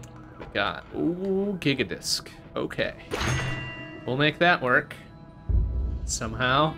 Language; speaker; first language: English; native; English